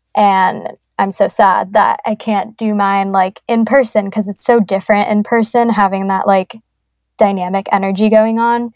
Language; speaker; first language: English; native; English